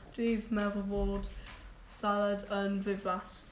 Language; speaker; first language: Welsh; non-native, learner; English